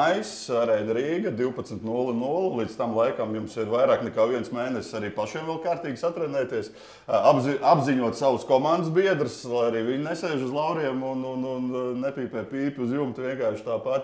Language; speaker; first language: Latvian; native; Latvian